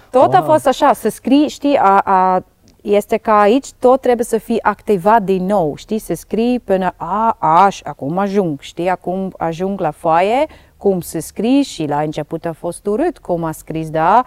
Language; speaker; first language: Romanian; non-native, learner; Dutch